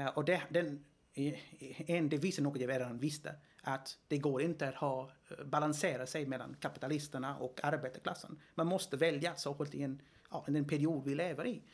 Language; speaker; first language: Swedish; non-native, fluent; Greek